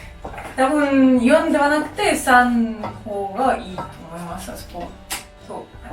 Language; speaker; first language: Japanese; non-native, fluent; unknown